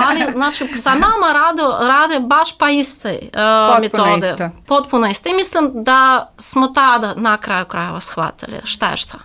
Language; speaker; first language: Serbian; non-native, fluent; Russian